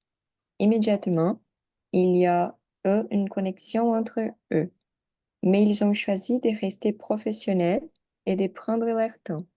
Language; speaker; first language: French; non-native, learner; Portuguese